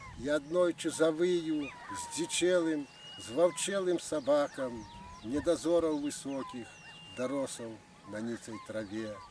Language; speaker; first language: Belarusian; native; Belarusian